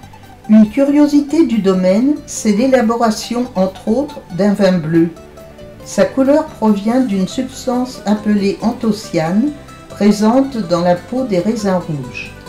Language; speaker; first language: French; native; French